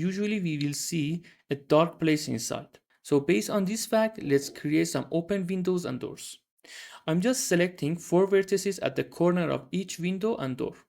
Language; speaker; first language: English; non-native, fluent; Persian